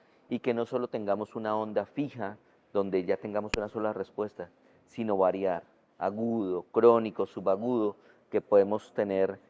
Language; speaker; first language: Spanish; native; Spanish